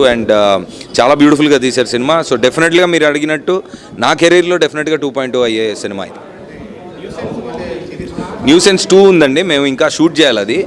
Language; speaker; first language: Telugu; native; Telugu